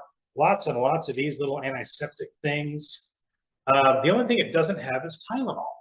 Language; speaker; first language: English; native; English